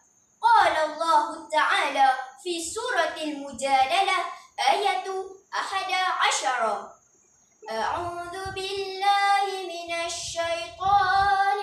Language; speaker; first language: Arabic; non-native, learner; Malay